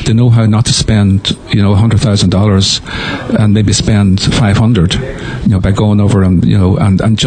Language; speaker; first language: English; native; English